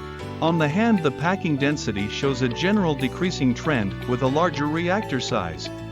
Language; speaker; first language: English; non-native, fluent; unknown